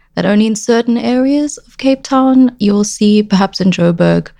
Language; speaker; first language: English; native; English